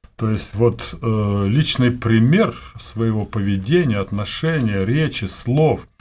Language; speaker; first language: Russian; native; Russian